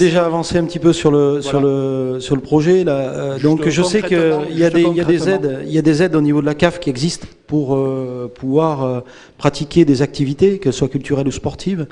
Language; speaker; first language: French; native; French